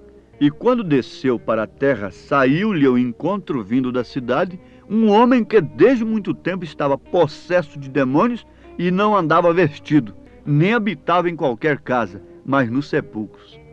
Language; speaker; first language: Portuguese; native; Portuguese